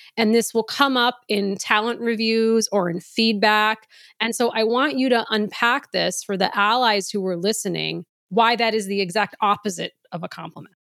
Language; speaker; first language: English; native; English